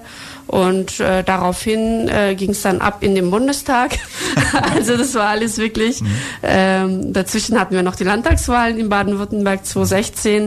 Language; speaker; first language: German; early bilingual, other home language; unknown